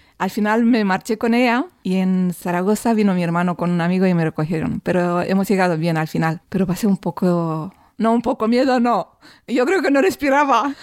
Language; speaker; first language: Spanish; non-native, fluent; Romanian